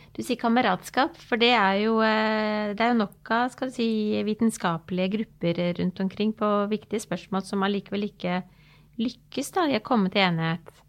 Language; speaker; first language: Norwegian; native; Norwegian